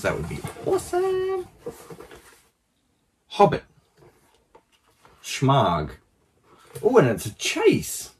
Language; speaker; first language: English; native; English